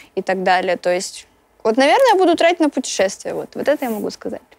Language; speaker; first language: Russian; native; Russian